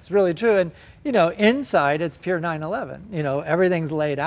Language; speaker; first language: English; native; English